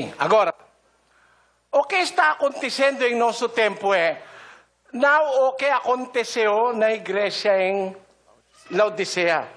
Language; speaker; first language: Portuguese; non-native, learner; Filipino